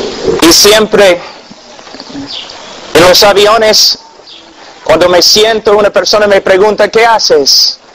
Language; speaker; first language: Spanish; non-native, fluent; English